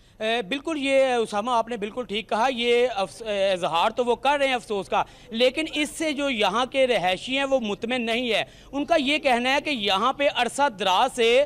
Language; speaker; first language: Urdu; non-native, local second language; Punjabi